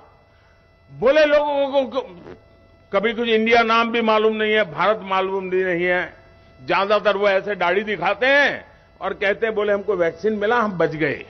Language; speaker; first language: Hindi; non-native, local second language; Gujarati